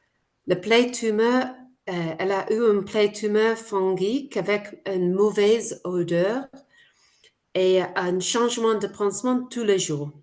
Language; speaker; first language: French; non-native, fluent; English